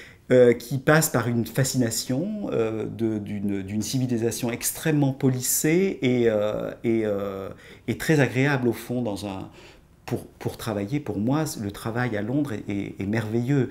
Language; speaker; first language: French; native; French